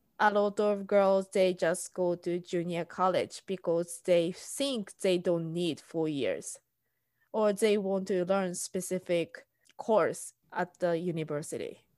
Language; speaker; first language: English; non-native, fluent; Japanese